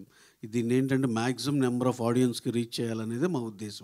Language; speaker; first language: Telugu; native; Telugu